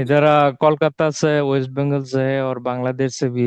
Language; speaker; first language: Hindi; non-native, local second language; Bangla